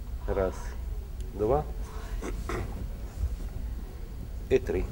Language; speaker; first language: Russian; non-native, learner; Italian